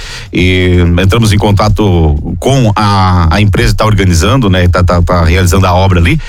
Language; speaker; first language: Portuguese; native; Portuguese